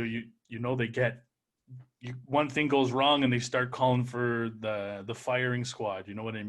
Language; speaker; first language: English; native; English